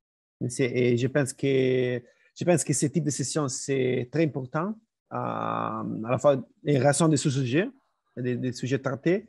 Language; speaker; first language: French; non-native, learner; Spanish